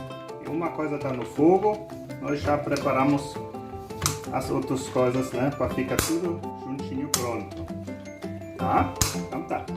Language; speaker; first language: Portuguese; non-native, learner; German